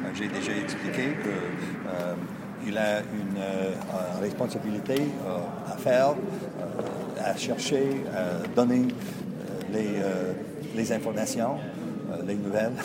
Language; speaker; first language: French; non-native, learner; English